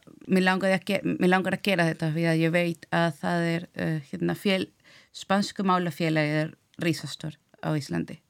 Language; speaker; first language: Icelandic; non-native, learner; Spanish